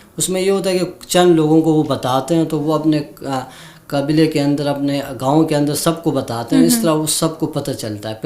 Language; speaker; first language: Urdu; non-native, local second language; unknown